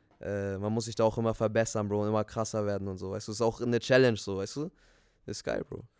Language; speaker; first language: German; early bilingual, other home language; Spanish